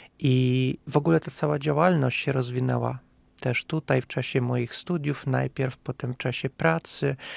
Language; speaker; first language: Polish; non-native, fluent; Russian